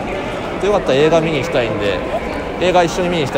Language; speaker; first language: Japanese; native; Japanese